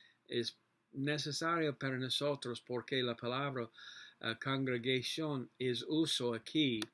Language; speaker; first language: Spanish; non-native, learner; English